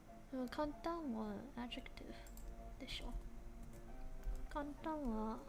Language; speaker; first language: Japanese; non-native, learner; English